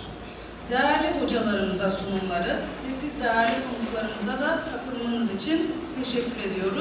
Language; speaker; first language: Turkish; native; Turkish